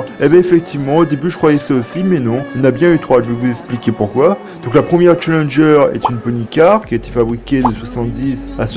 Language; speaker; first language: French; native; French